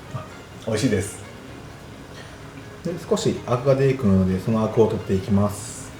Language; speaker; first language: Japanese; native; Japanese